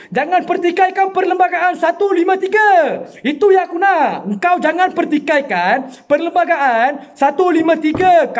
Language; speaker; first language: Malay; non-native, local second language; Tamil